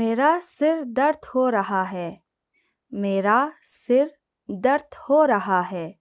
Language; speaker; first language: Hindi; non-native, fluent; Persian